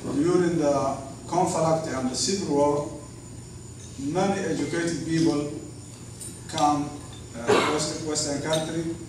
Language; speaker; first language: English; non-native, learner; Somali